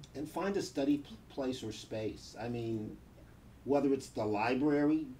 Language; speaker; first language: English; native; English